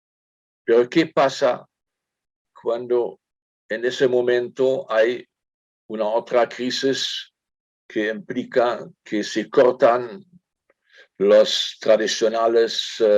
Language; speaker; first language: Spanish; non-native, fluent; German